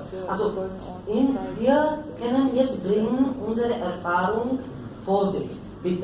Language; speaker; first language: German; non-native, learner; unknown